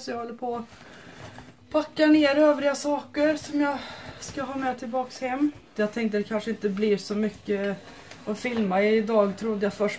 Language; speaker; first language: Swedish; native; Swedish